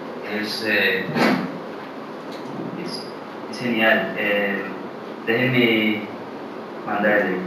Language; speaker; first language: Spanish; early bilingual, heritage; English